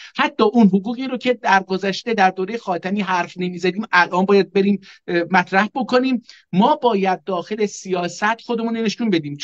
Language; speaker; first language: Persian; non-native, local second language; Azerbaijani